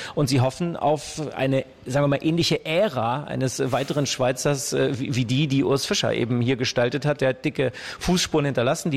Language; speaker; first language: German; native; German